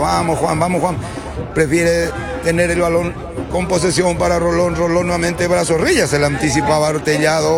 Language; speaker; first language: Spanish; native; Spanish